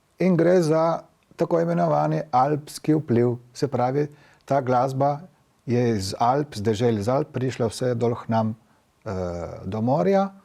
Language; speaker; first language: Slovenian; native; Slovenian